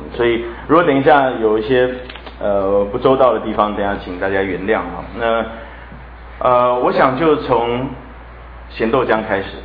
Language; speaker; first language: Chinese; native; Chinese